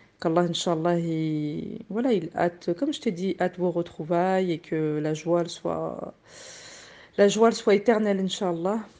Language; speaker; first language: French; native; French